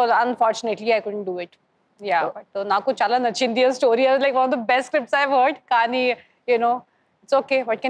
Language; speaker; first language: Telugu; non-native, local second language; Hindi